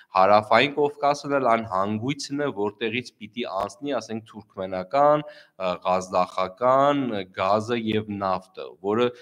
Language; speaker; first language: Armenian; native; Armenian